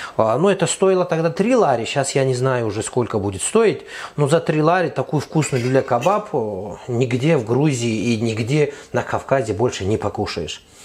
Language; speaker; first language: Russian; non-native, fluent; Azerbaijani